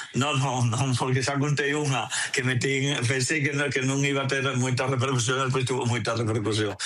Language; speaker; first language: Galician; non-native, local second language; Spanish